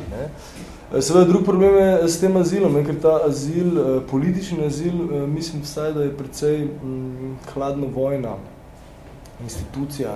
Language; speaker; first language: Slovenian; native; Slovenian